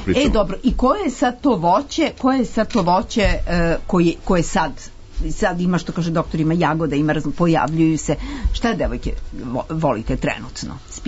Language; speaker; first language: Serbian; native; Serbian